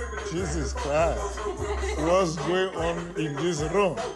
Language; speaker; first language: English; non-native, fluent; French